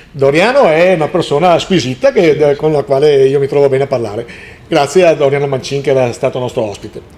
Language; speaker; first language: Italian; native; Italian